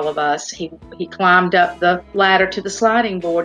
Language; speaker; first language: English; native; English